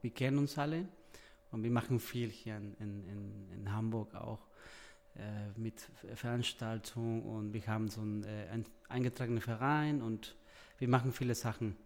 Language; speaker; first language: German; non-native, fluent; Spanish